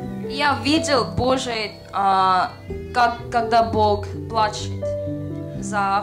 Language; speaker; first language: Russian; non-native, learner; Korean